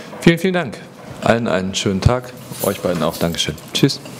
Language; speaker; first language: German; native; German